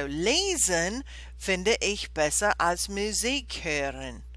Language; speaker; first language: German; non-native, fluent; English